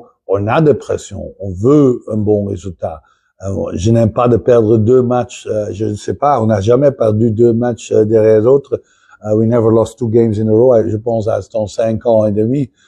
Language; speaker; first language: French; non-native, fluent; Dutch